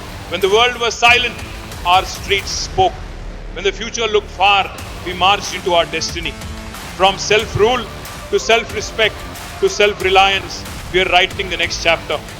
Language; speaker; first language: English; non-native, local second language; Telugu